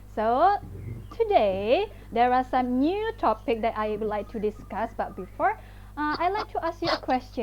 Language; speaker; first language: English; non-native, fluent; Indonesian